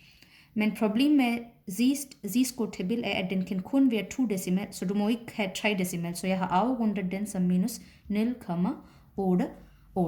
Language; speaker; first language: Danish; non-native, fluent; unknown